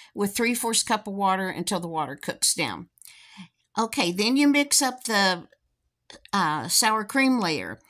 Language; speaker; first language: English; native; English